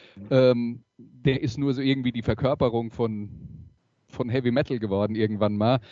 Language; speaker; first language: German; native; German